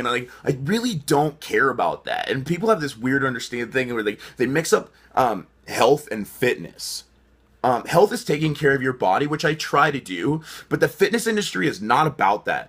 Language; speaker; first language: English; native; English